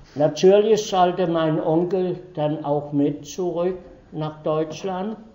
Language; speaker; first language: German; early bilingual, heritage; German